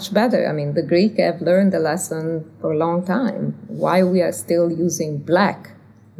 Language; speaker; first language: English; non-native, fluent; Italian